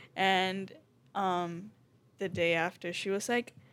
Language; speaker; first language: English; early bilingual, other home language; Spanish